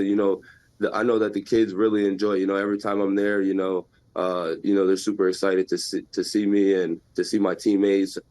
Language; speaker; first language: English; native; English